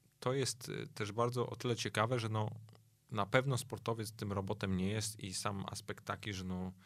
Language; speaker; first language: Polish; native; Polish